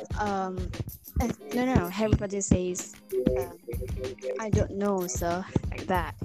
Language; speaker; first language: English; non-native, learner; Indonesian